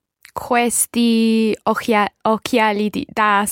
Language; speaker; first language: Italian; non-native, learner; English